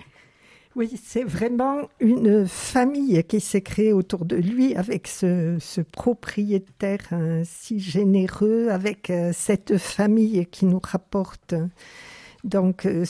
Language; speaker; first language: French; native; French